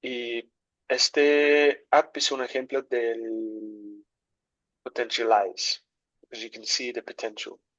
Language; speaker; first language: Spanish; non-native, learner; English